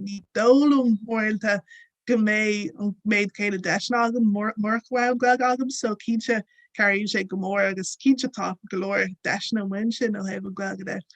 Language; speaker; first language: Irish; non-native, local second language; Yoruba